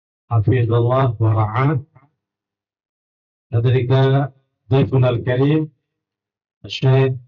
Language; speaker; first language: Arabic; non-native, fluent; Indonesian